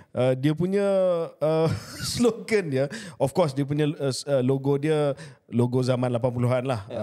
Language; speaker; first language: Malay; native; Malay